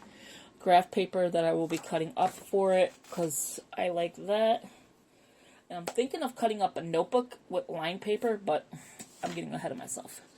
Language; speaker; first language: English; native; English